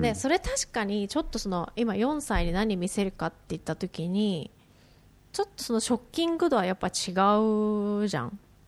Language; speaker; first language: Japanese; native; Japanese